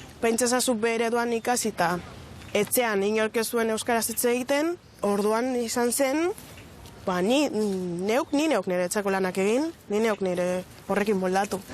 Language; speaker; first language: Basque; non-native, local second language; Spanish